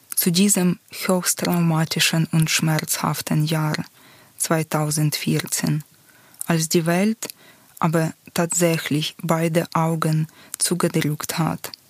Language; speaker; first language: German; non-native, fluent; Ukrainian